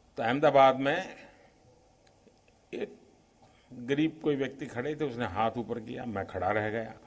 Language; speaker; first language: Hindi; non-native, local second language; Gujarati